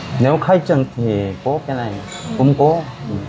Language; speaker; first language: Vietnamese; non-native, learner; Korean